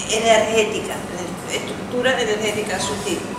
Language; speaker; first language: Spanish; early bilingual, heritage; Spanish